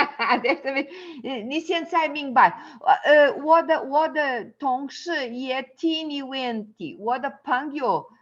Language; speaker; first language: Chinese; non-native, learner; Portuguese